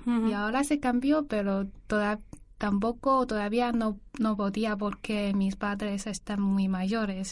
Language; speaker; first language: Spanish; non-native, learner; Chinese